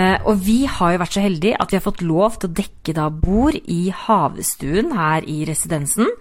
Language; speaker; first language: Norwegian; native; Norwegian